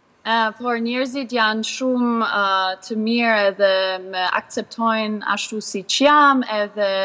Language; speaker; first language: Albanian; early bilingual, heritage; Albanian